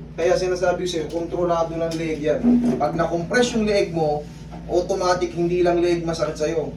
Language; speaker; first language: Filipino; native; Filipino